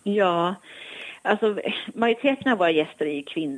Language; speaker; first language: Swedish; native; Swedish